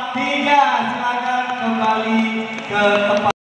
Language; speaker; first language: Indonesian; native; Indonesian